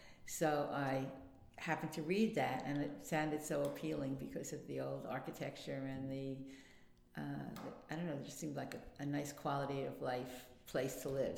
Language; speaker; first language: English; native; English